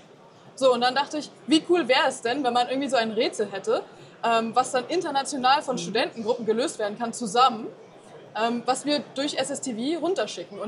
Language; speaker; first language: German; native; German